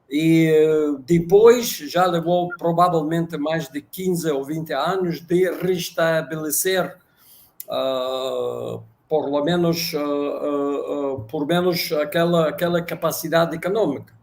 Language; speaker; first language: Portuguese; non-native, fluent; Russian